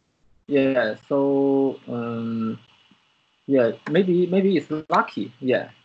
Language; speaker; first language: English; non-native, learner; Chinese